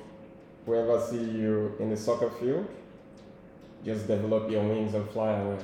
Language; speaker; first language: English; non-native, local second language; Igbo